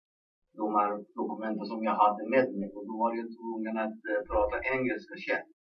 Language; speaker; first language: Swedish; non-native, local second language; Persian